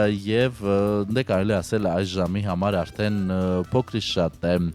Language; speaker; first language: Armenian; native; Armenian